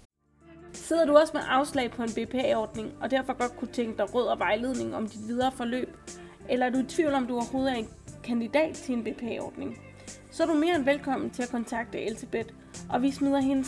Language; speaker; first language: Danish; native; Danish